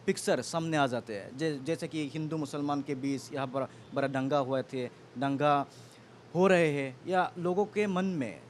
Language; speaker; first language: Hindi; non-native, local second language; Assamese